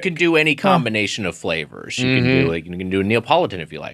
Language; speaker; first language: English; native; English